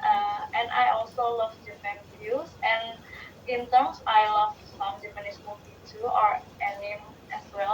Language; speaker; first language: English; non-native, learner; Indonesian